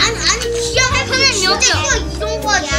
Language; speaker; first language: Korean; native; Korean